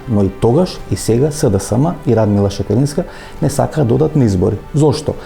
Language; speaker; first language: Macedonian; native; Macedonian